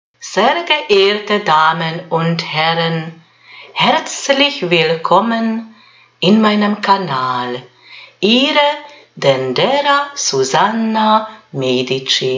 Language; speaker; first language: German; non-native, fluent; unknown